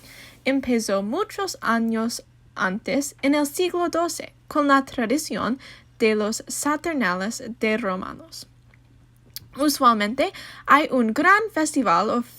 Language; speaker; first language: Spanish; non-native, learner; English